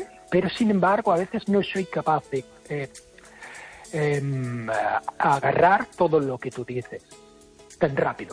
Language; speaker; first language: Spanish; non-native, fluent; English